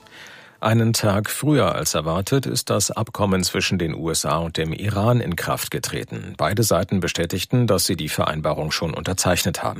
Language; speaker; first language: German; native; German